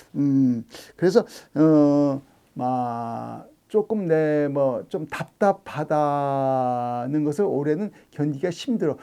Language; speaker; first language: Korean; native; Korean